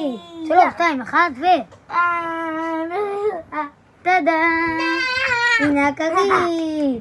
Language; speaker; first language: Hebrew; native; Hebrew